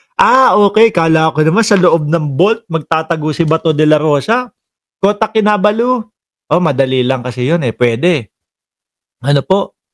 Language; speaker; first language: Filipino; non-native, local second language; Cebuano